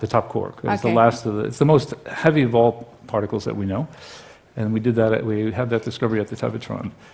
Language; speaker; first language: English; native; English